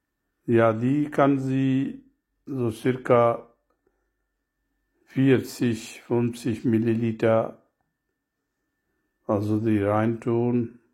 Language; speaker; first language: German; non-native, learner; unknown